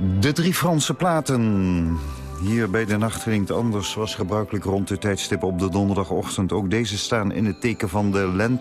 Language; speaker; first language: Dutch; native; Dutch